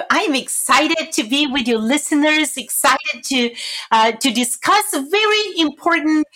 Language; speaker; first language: English; non-native, fluent; Bulgarian